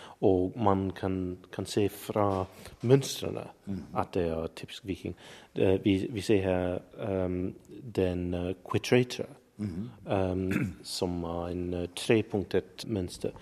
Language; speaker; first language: Norwegian; non-native, learner; English